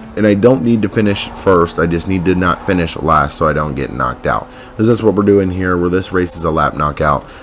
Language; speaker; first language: English; native; English